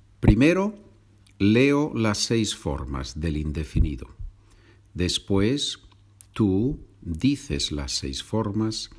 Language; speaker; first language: Spanish; non-native, fluent; English